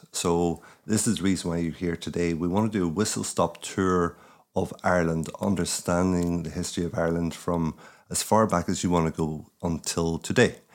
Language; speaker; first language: English; native; English